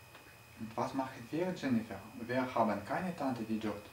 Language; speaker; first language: German; non-native, learner; Russian